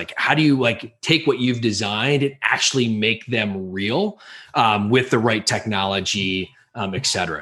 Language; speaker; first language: English; native; English